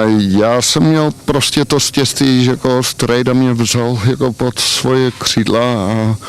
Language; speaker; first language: Czech; non-native, learner; Dutch